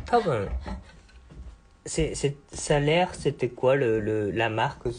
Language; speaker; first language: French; non-native, fluent; Japanese